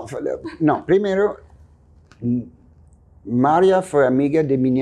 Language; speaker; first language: Portuguese; non-native, fluent; French